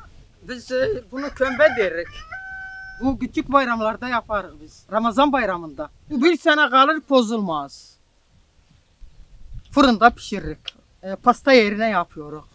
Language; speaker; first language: Turkish; non-native, local second language; Arabic